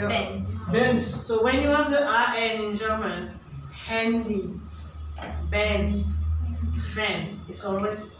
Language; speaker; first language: English; non-native, fluent; German